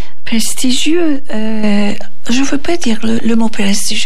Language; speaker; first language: French; non-native, learner; Turkish